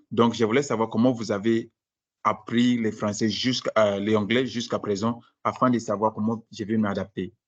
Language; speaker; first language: French; non-native, fluent; Akan